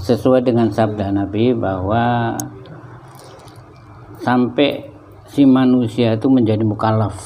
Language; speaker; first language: Indonesian; native; Indonesian